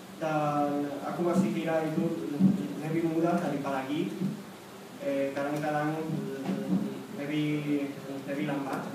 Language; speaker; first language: Indonesian; non-native, fluent; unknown